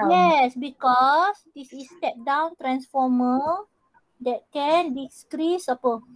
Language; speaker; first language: English; non-native, local second language; Malay